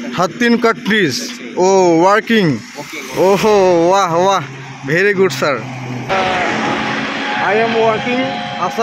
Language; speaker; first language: English; non-native, learner; Bangla